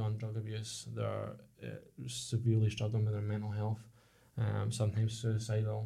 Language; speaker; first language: English; native; English